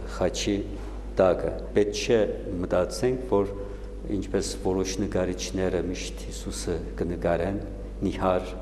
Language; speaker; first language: Armenian; native; Armenian